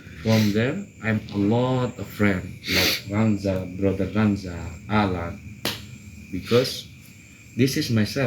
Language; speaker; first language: English; non-native, learner; Indonesian